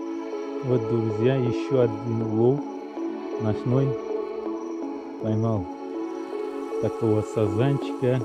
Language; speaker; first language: Russian; non-native, local second language; Uzbek